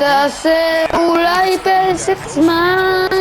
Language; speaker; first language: Hebrew; native; Hebrew